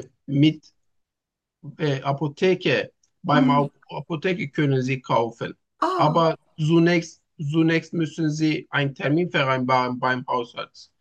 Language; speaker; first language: German; non-native, learner; Turkish